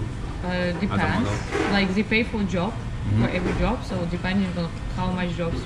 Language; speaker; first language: English; non-native, fluent; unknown